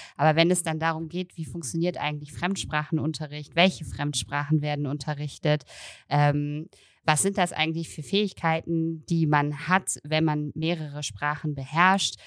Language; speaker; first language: German; native; German